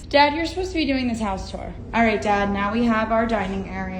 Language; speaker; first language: English; native; English